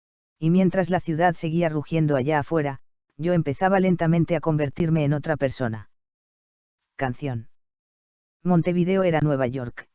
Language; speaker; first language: Spanish; native; Spanish